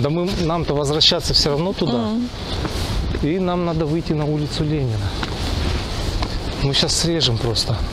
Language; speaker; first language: Russian; native; Russian